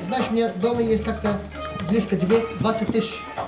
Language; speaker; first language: Russian; early bilingual, heritage; English